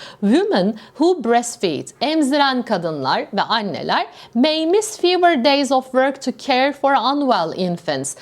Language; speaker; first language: English; non-native, fluent; Turkish